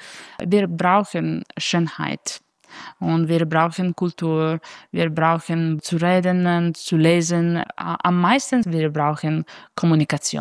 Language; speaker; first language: German; non-native, learner; Italian